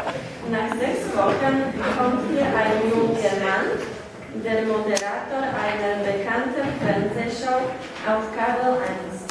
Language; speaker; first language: German; non-native, learner; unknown